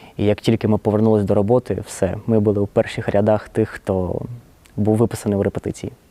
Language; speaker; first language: Ukrainian; non-native, local second language; Russian